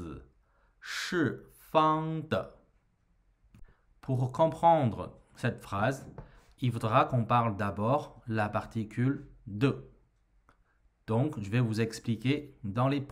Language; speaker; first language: French; non-native, fluent; Chinese